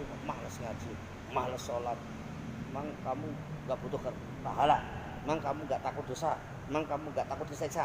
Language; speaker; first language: Indonesian; native; Indonesian